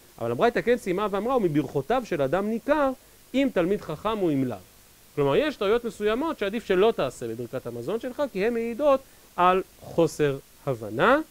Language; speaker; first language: Hebrew; native; Hebrew